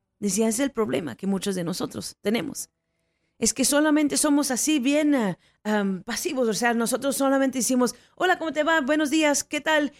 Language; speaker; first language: Spanish; early bilingual, heritage; Spanish